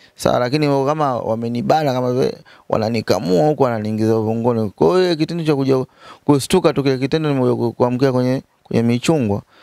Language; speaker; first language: Swahili; native; Swahili